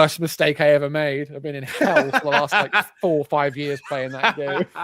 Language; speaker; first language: English; native; English